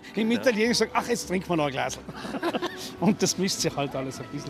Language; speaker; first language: German; native; German